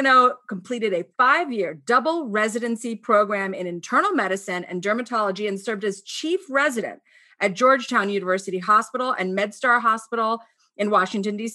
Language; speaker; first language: English; native; English